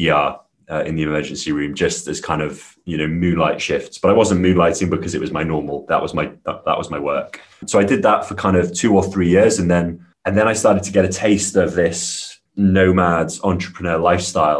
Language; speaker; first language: English; native; English